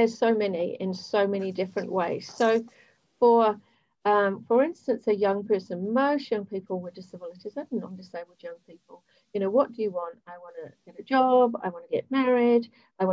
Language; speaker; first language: English; native; English